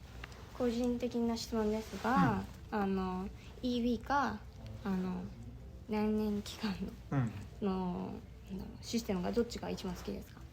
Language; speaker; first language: Japanese; non-native, fluent; French